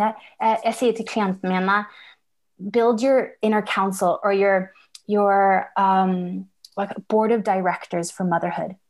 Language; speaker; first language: English; early bilingual, other home language; Norwegian